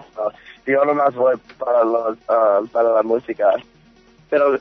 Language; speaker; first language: Spanish; early bilingual, heritage; English